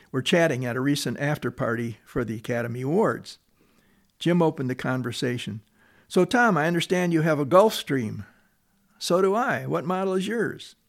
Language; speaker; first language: English; native; English